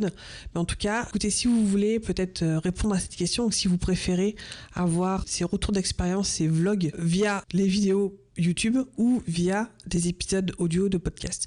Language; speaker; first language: French; native; French